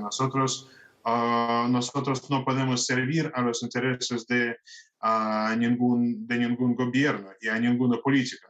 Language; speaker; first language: Spanish; non-native, fluent; Russian